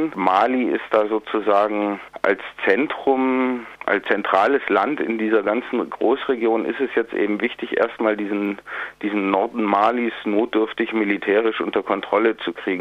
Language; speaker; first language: German; native; German